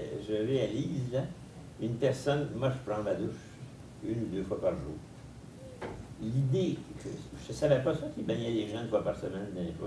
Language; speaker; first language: French; native; French